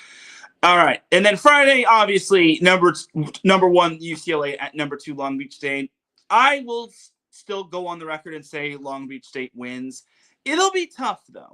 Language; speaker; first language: English; native; English